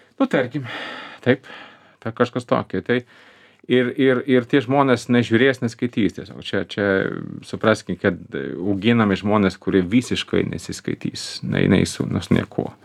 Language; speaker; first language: Lithuanian; non-native, fluent; Swedish